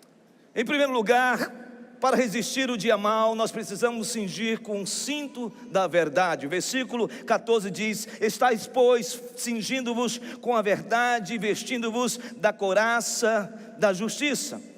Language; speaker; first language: Portuguese; native; Portuguese